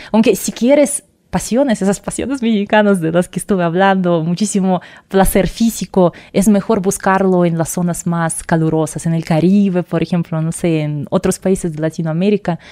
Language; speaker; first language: Spanish; non-native, fluent; Russian